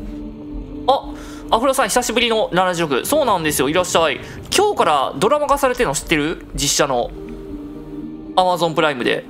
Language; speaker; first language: Japanese; native; Japanese